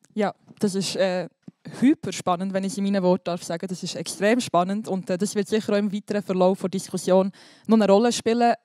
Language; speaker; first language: German; non-native, local second language; Albanian